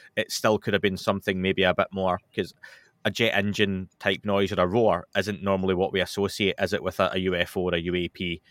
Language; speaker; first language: English; native; English